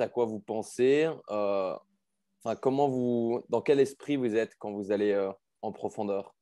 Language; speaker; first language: French; native; French